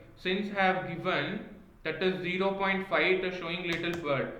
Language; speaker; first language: English; non-native, local second language; Kannada